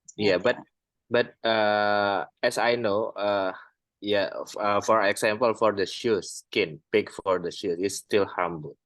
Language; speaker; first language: English; non-native, fluent; Indonesian